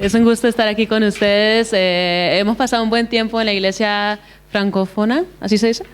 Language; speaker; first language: Spanish; early bilingual, heritage; Spanish